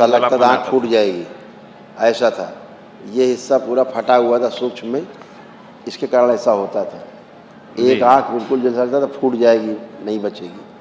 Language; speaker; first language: Hindi; native; Hindi